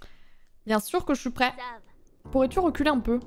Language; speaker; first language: French; native; French